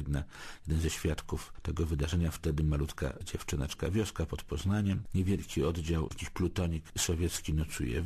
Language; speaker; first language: Polish; native; Polish